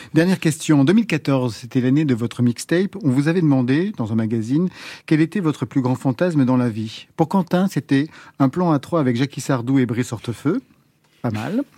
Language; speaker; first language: French; native; French